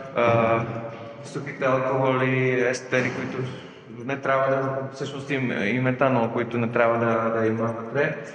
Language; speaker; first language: Bulgarian; non-native, fluent; Czech